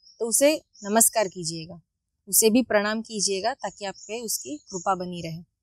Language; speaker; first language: Hindi; non-native, local second language; Marathi